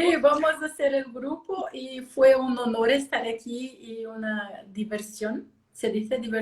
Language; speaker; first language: Spanish; non-native, learner; Portuguese